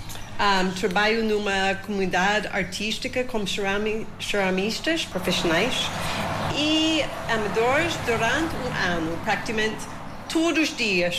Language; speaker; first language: Portuguese; non-native, learner; English